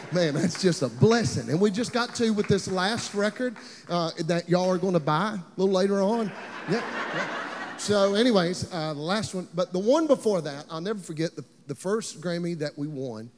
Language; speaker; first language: English; native; English